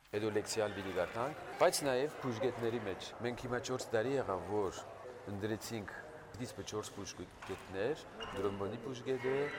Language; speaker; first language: Armenian; early bilingual, heritage; Armenian